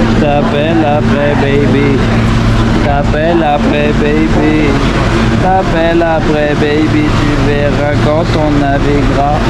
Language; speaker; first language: French; native; French